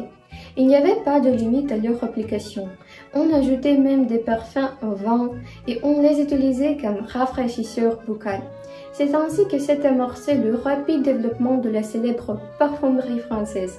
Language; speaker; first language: French; non-native, learner; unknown